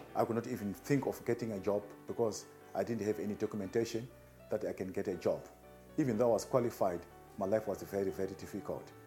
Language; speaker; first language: English; non-native, local second language; Shona